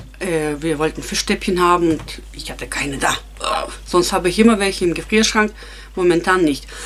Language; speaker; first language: German; non-native, fluent; Russian